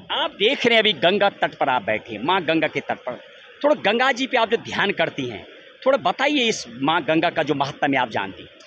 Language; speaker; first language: Hindi; native; Hindi